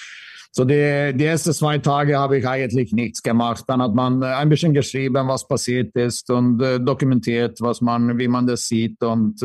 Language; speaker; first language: German; non-native, fluent; Swedish